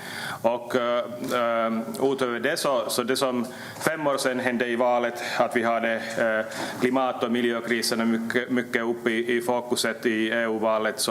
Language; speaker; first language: Swedish; native; Swedish